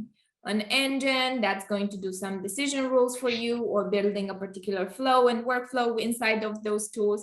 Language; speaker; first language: English; non-native, fluent; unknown